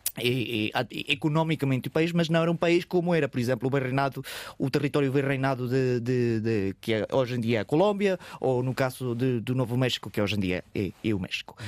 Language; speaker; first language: Portuguese; non-native, fluent; Spanish